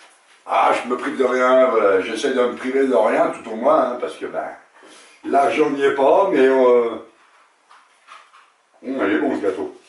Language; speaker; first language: French; native; French